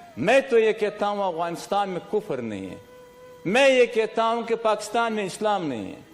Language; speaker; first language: Urdu; non-native, local second language; Pashto